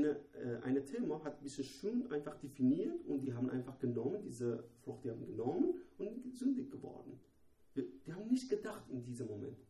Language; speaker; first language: German; non-native, learner; Persian